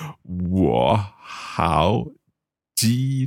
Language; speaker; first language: Chinese; non-native, learner; English